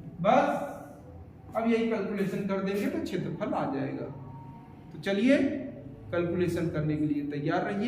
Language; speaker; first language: Hindi; native; Hindi